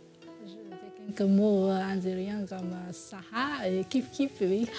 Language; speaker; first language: French; non-native, fluent; Vietnamese